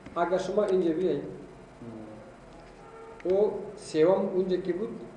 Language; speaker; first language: Persian; non-native, local second language; Pashto